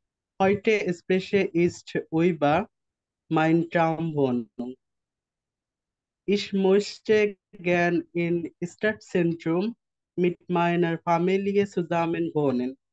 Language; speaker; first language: German; non-native, learner; Bangla